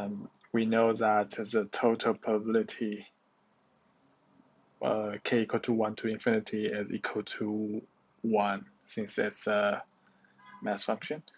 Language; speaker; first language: English; non-native, learner; Chinese